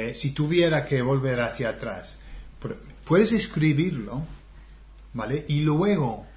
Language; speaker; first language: Spanish; non-native, fluent; English